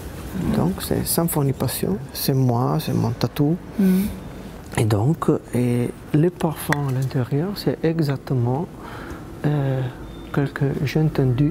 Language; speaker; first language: French; non-native, fluent; Italian